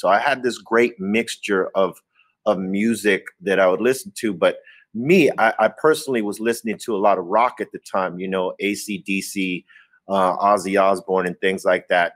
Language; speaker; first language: English; native; English